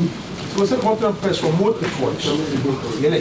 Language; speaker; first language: Portuguese; non-native, learner; English